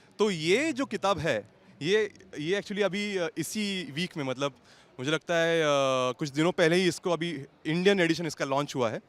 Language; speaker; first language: Hindi; non-native, local second language; Marathi